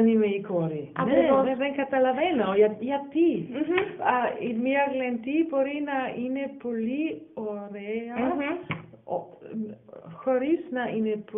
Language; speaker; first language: Greek; non-native, learner; German